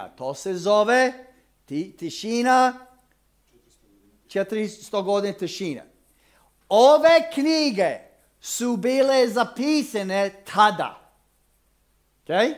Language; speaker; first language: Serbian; non-native, fluent; English